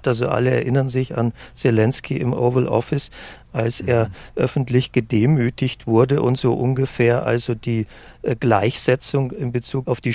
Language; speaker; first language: German; native; German